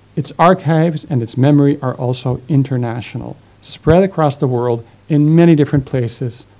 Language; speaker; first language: English; non-native, fluent; Dutch